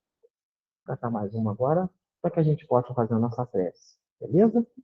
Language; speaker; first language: Portuguese; native; Portuguese